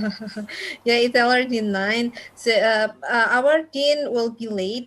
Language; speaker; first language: English; non-native, fluent; Indonesian